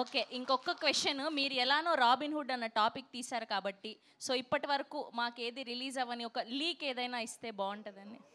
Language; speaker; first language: Telugu; native; Telugu